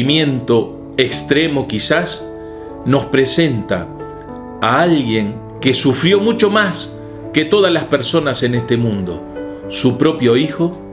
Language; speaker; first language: Spanish; native; Spanish